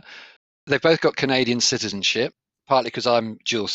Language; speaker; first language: English; native; English